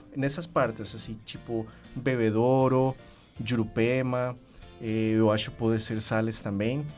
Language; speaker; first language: Portuguese; non-native, fluent; Spanish